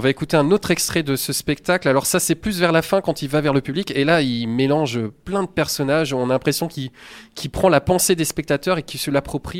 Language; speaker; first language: French; native; French